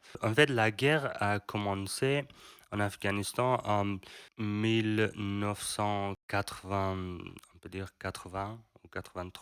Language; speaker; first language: French; non-native, learner; Persian